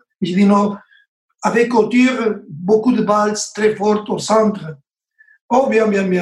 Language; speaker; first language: French; non-native, learner; Spanish